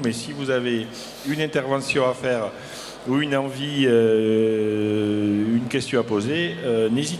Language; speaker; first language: French; native; French